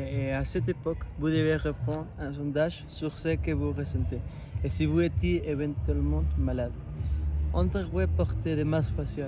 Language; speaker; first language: French; non-native, learner; Spanish